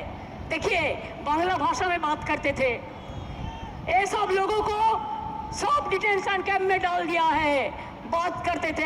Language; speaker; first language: Hindi; non-native, local second language; Bangla